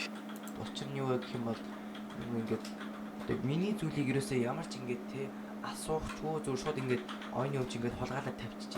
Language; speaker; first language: Mongolian; native; Mongolian